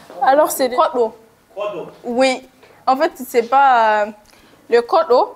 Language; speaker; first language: French; non-native, local second language; Hausa